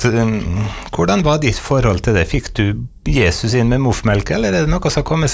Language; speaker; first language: Norwegian; native; Norwegian